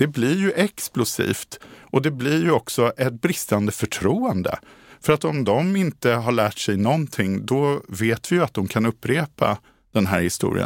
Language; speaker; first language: Swedish; native; Swedish